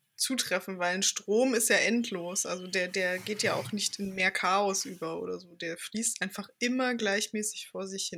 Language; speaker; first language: German; native; German